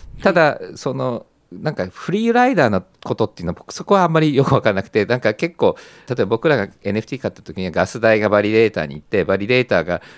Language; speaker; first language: Japanese; native; Japanese